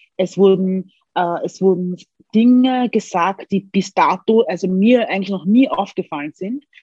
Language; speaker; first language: German; early bilingual, other home language; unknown